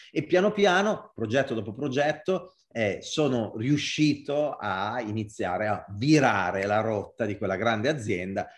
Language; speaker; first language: Italian; native; Italian